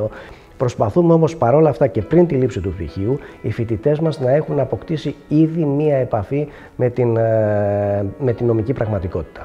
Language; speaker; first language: Greek; native; Greek